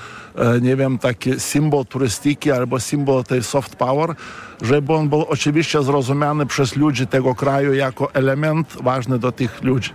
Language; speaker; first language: Polish; non-native, fluent; Lithuanian